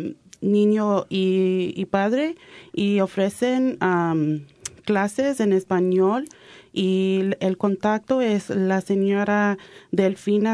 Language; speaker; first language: Spanish; early bilingual, heritage; Spanish